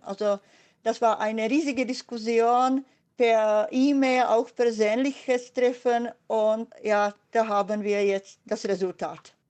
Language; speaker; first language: German; non-native, fluent; Czech